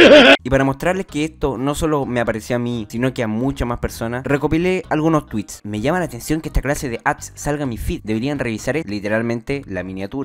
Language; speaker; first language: Spanish; native; Spanish